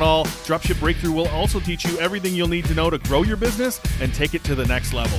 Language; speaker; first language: English; native; English